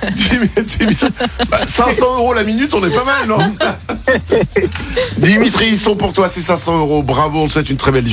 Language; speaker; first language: French; native; French